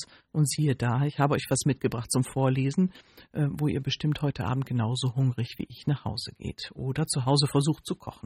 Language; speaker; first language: German; native; German